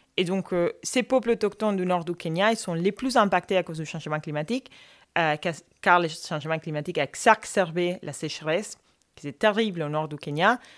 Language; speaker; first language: French; non-native, fluent; Spanish